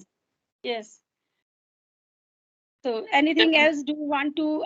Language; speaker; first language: English; non-native, local second language; Hindi